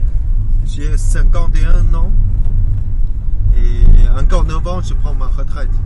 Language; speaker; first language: French; non-native, fluent; Chinese